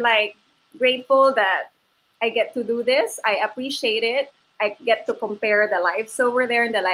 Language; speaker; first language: English; non-native, local second language; Filipino